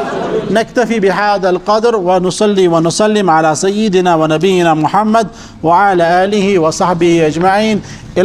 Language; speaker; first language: Arabic; non-native, fluent; Urdu